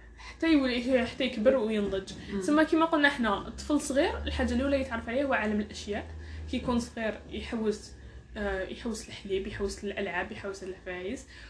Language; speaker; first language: Arabic; native; Arabic